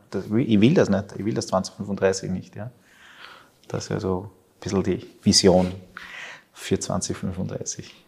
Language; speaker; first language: German; early bilingual, other home language; Spanish